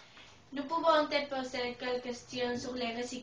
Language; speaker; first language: French; non-native, learner; Spanish